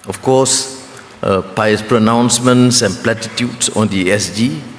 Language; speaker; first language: English; non-native, local second language; Malay